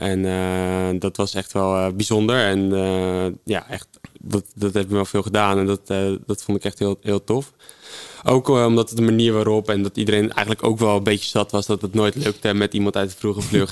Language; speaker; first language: Dutch; native; Dutch